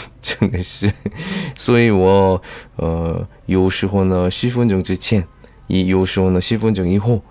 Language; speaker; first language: Chinese; non-native, learner; Korean